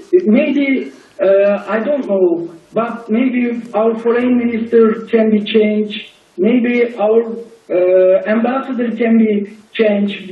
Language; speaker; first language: English; non-native, learner; Turkish